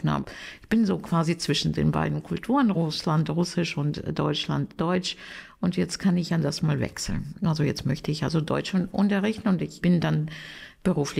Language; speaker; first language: German; non-native, fluent; Russian